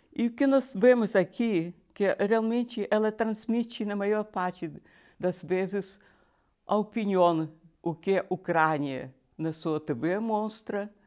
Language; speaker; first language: Portuguese; non-native, fluent; Russian